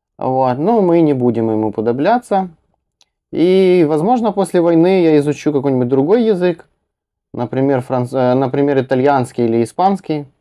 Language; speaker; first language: Russian; native; Russian